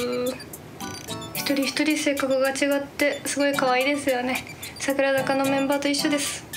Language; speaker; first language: Japanese; native; Japanese